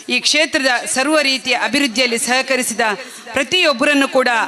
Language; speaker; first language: Kannada; native; Kannada